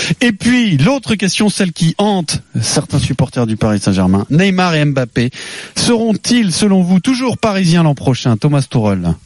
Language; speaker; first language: French; native; French